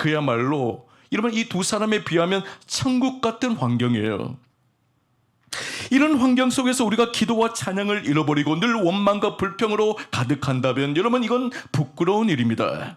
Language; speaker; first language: Korean; native; Korean